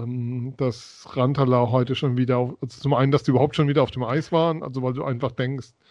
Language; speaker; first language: German; native; German